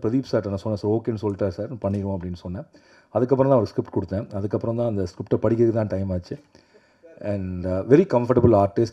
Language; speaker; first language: Tamil; native; Tamil